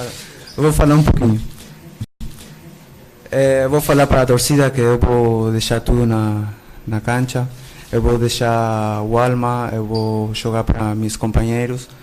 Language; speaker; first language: Portuguese; non-native, learner; Spanish